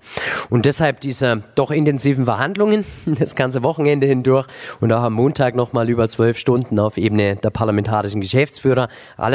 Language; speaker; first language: German; native; German